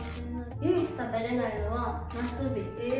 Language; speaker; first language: Japanese; native; Japanese